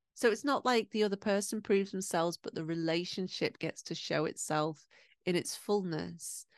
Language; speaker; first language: English; native; English